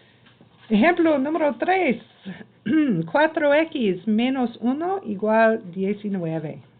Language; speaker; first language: Spanish; non-native, learner; English